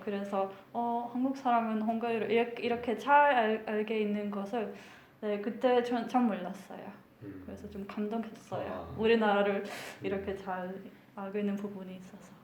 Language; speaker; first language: Korean; non-native, fluent; Hungarian